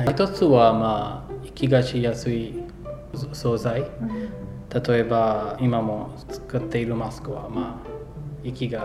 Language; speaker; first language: Japanese; non-native, fluent; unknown